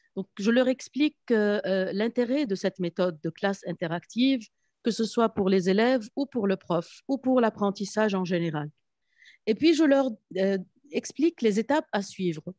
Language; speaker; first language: French; non-native, local second language; Arabic